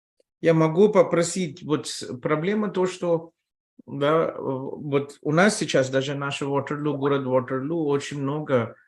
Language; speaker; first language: Russian; non-native, fluent; Telugu